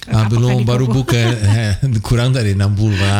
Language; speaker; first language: Indonesian; non-native, fluent; Portuguese